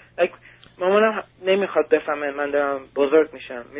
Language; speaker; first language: Persian; early bilingual, heritage; Persian